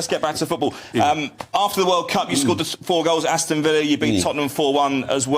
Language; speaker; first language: English; native; English